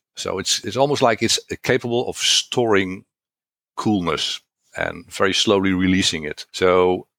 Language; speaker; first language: English; non-native, fluent; Dutch